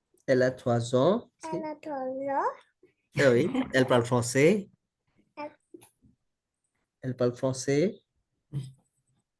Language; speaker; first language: French; non-native, learner; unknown